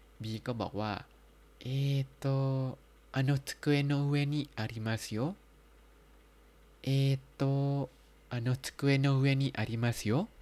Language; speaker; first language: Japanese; non-native, fluent; Thai